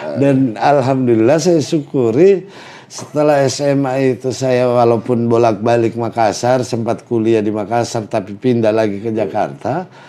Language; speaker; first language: Indonesian; native; Indonesian